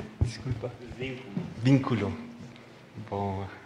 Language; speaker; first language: Portuguese; non-native, learner; Spanish